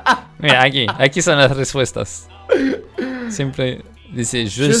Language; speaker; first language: Spanish; non-native, fluent; French